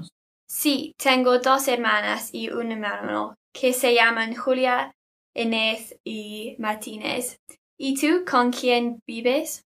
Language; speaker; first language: Spanish; non-native, learner; English